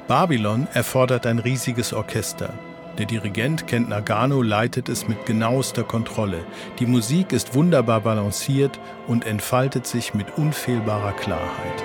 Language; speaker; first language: German; native; German